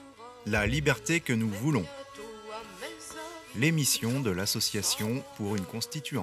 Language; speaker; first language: French; native; French